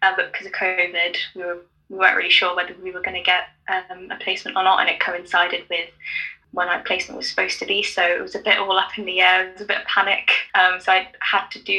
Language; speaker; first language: English; native; English